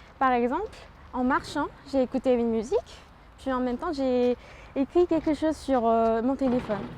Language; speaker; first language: French; non-native, fluent; Korean